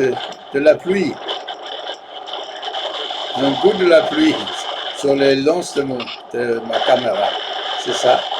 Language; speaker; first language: French; non-native, fluent; German